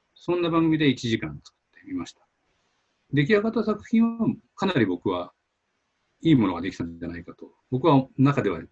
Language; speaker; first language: Japanese; native; Japanese